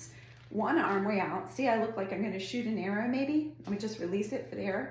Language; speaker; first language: English; native; English